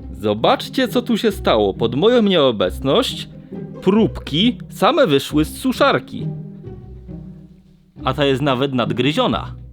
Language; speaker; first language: Polish; native; Polish